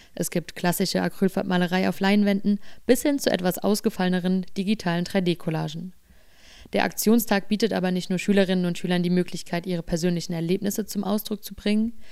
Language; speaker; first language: German; native; German